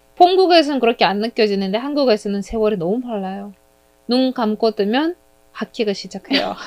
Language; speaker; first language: Korean; non-native, fluent; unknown